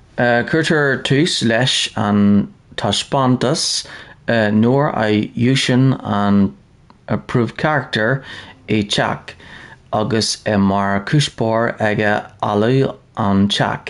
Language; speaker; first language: Irish; non-native, learner; English